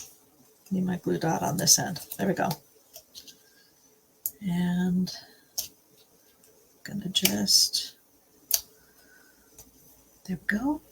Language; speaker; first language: English; native; English